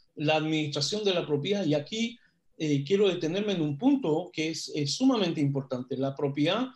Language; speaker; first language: Spanish; non-native, fluent; Hebrew